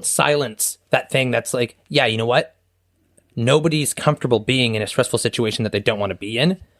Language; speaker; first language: English; native; English